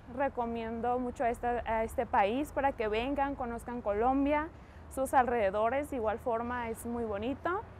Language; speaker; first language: Spanish; native; Spanish